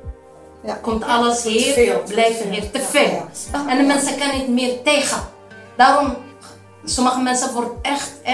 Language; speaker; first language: Dutch; non-native, learner; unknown